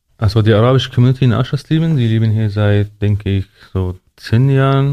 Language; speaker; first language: German; non-native, fluent; Arabic